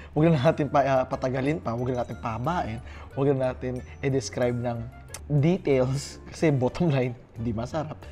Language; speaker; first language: Filipino; native; Filipino